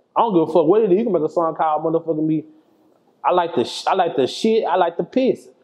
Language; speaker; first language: English; native; English